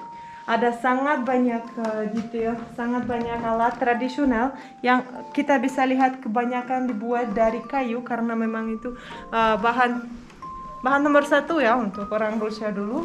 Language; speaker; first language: Indonesian; non-native, fluent; Russian